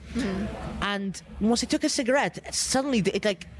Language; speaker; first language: English; early bilingual, other home language; Arabic